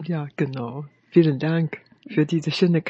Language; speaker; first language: German; non-native, fluent; Chinese